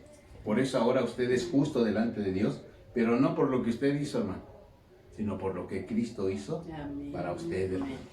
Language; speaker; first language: Spanish; native; Spanish